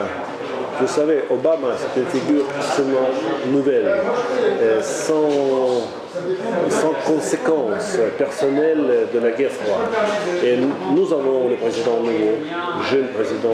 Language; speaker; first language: French; non-native, fluent; Russian